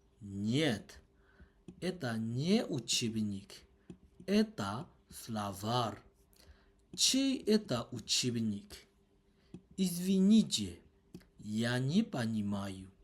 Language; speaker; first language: Russian; non-native, learner; Burmese